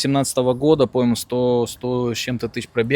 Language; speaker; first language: Russian; native; Russian